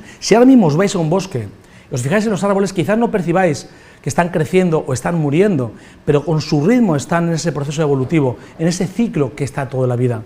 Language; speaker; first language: Spanish; native; Spanish